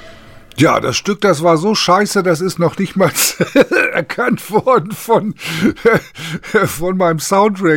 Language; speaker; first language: German; native; German